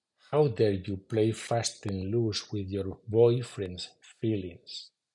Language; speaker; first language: English; non-native, fluent; Spanish